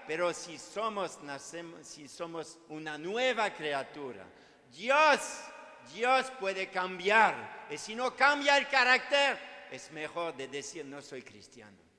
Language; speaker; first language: Spanish; non-native, learner; French